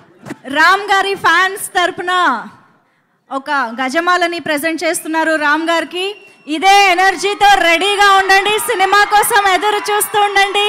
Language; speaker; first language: Telugu; native; Telugu